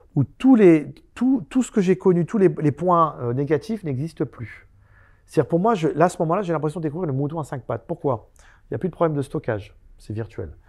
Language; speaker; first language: French; native; French